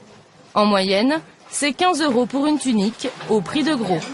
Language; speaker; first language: French; native; French